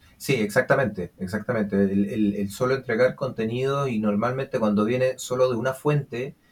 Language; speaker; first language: Spanish; native; Spanish